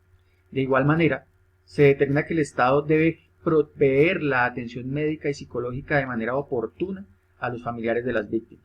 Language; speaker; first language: Spanish; native; Spanish